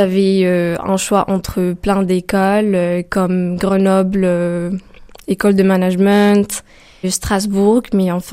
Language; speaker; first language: French; non-native, local second language; Arabic